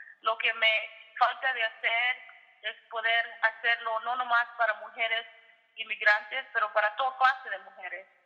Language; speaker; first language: Spanish; early bilingual, heritage; Spanish